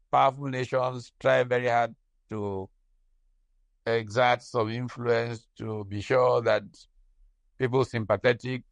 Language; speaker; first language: English; non-native, local second language; Hausa